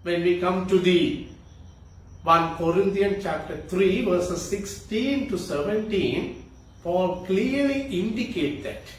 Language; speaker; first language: English; non-native, local second language; Tamil